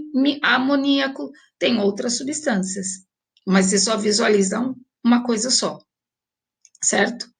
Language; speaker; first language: Portuguese; native; Portuguese